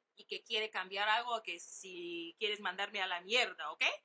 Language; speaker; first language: Spanish; non-native, fluent; English